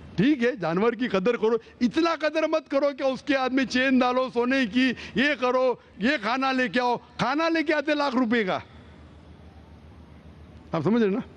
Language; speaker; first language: Hindi; non-native, local second language; Konkani